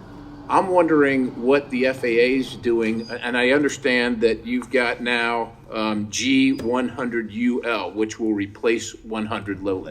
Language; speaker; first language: English; native; English